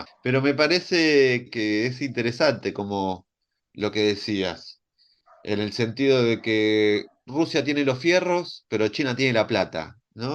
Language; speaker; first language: Spanish; native; Spanish